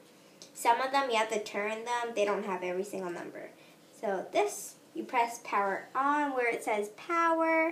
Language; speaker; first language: English; native; English